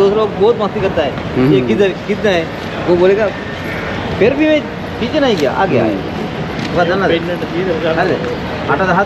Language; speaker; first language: Hindi; non-native, learner; Sinhala